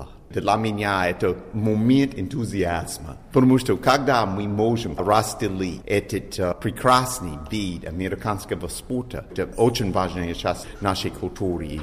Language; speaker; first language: Russian; non-native, fluent; English